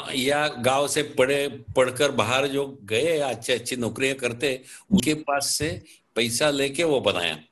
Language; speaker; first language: Hindi; non-native, local second language; Marathi